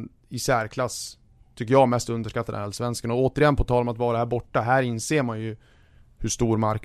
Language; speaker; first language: Swedish; native; Swedish